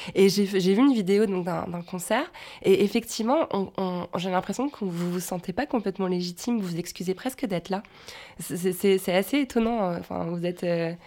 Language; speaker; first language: French; native; French